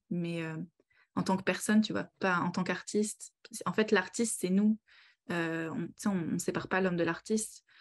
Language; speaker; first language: French; native; French